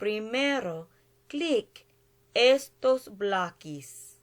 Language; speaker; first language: Spanish; non-native, learner; English